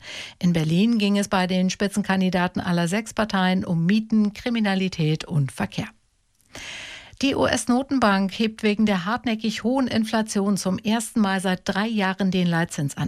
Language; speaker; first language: German; native; German